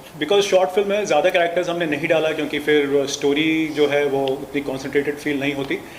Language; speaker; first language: Hindi; native; Hindi